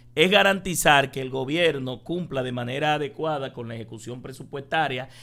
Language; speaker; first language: Spanish; native; Spanish